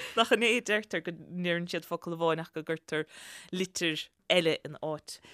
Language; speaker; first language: Irish; native; Irish